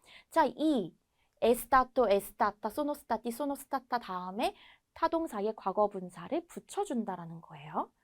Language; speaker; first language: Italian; non-native, fluent; Korean